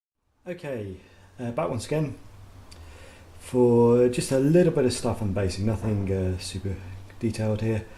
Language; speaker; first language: English; native; English